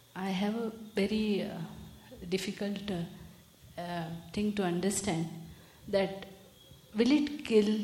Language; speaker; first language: English; non-native, local second language; Marathi